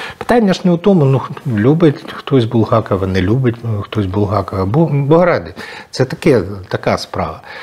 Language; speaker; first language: Ukrainian; non-native, local second language; Russian